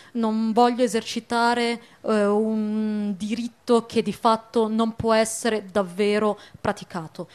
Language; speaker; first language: Italian; early bilingual, other home language; Arabic